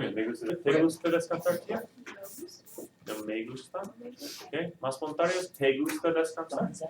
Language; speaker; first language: Spanish; non-native, fluent; English